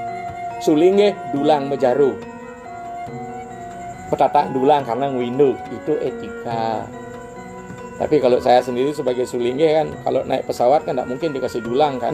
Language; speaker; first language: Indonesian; non-native, local second language; Balinese